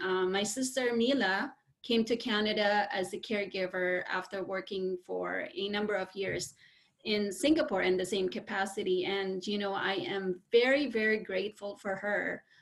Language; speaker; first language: English; non-native, local second language; Filipino